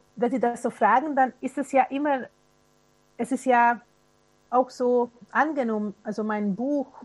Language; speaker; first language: German; non-native, fluent; Hungarian